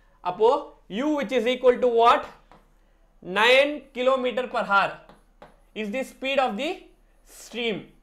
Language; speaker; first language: English; non-native, local second language; Tamil